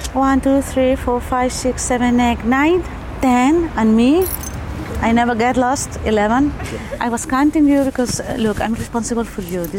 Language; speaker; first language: English; non-native, fluent; German